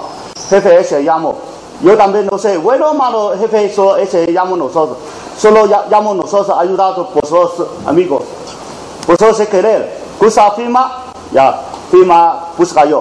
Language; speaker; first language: Spanish; non-native, learner; Chinese